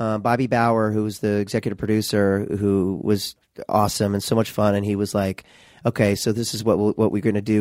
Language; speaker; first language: English; native; English